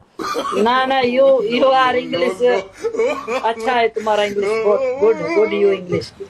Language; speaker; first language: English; non-native, learner; Sindhi